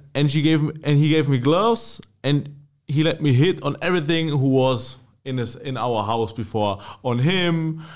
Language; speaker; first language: English; non-native, fluent; German